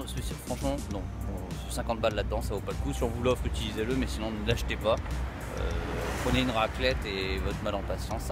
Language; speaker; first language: French; native; French